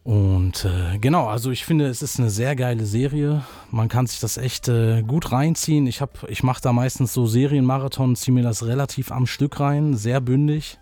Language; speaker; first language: German; native; German